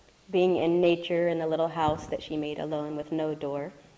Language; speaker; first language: English; native; English